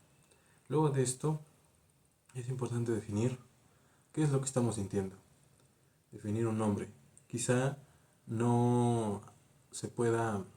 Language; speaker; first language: Spanish; native; Spanish